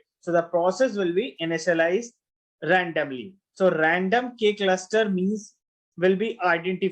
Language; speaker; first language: English; non-native, local second language; Hindi